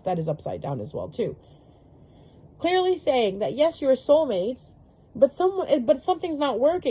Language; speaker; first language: English; native; English